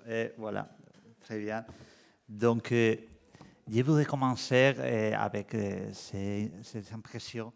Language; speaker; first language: French; non-native, learner; Spanish